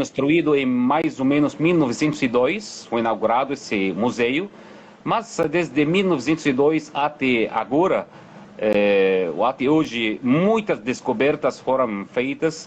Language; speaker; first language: Portuguese; non-native, fluent; Arabic